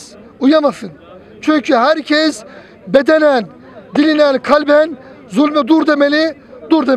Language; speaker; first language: Turkish; native; Turkish